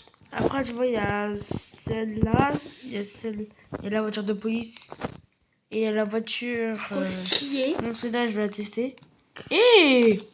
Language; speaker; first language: French; native; French